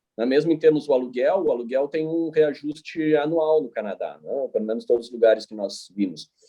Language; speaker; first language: Portuguese; native; Portuguese